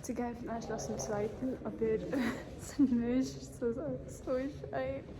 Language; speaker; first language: German; non-native, learner; English